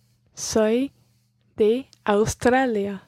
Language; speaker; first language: Spanish; non-native, learner; English